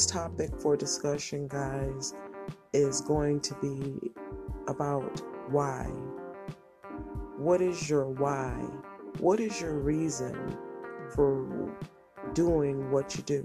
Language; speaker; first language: English; native; English